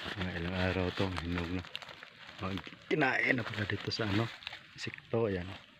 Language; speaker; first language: Filipino; non-native, local second language; Cebuano